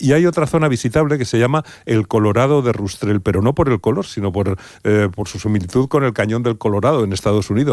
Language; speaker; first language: Spanish; native; Spanish